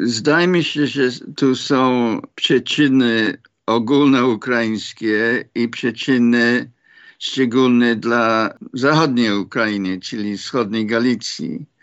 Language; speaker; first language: Polish; non-native, fluent; English